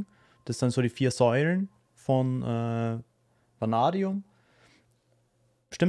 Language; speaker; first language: German; native; German